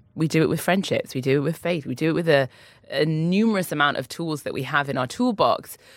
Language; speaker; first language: English; native; English